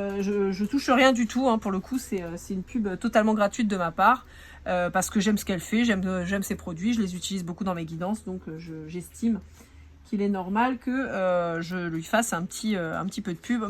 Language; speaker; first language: French; native; French